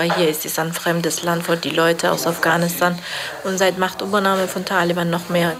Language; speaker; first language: German; non-native, fluent; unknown